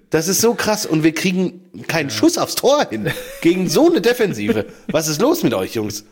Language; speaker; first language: German; native; German